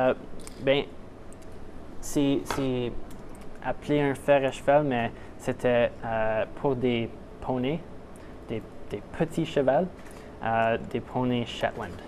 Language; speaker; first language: French; non-native, local second language; English